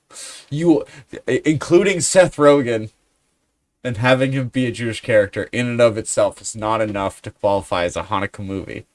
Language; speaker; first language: English; native; English